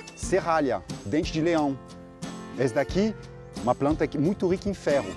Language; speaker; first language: Portuguese; non-native, fluent; French